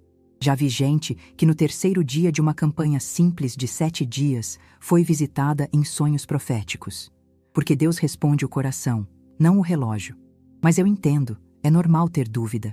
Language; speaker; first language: Portuguese; native; Portuguese